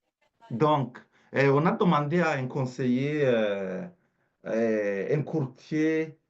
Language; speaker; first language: French; native; French